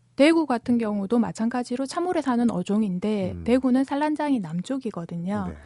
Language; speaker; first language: Korean; native; Korean